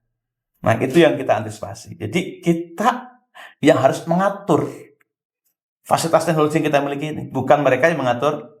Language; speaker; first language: Indonesian; native; Indonesian